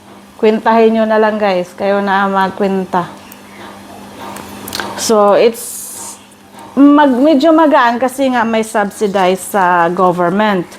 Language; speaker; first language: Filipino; native; Filipino